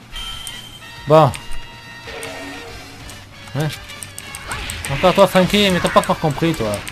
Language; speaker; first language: French; native; French